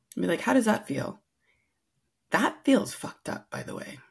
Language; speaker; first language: English; native; English